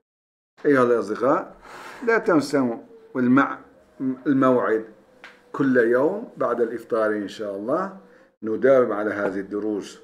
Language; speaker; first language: Arabic; non-native, fluent; Turkish